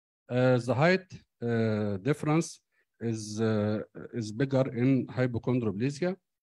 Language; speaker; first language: English; non-native, fluent; Arabic